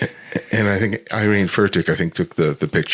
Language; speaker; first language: English; native; English